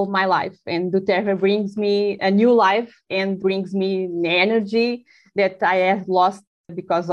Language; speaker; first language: English; non-native, learner; Portuguese